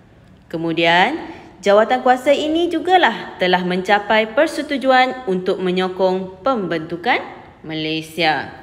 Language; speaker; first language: Malay; native; Malay